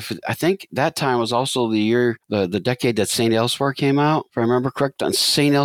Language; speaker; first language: English; native; English